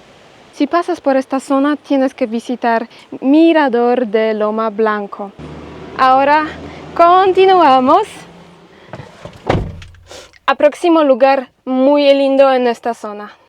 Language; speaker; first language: Spanish; non-native, learner; Polish